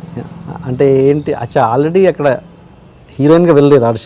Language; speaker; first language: Telugu; native; Telugu